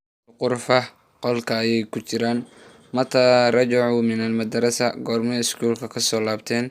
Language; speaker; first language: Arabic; non-native, fluent; Somali